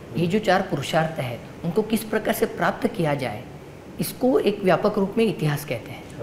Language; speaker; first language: Hindi; non-native, local second language; Marathi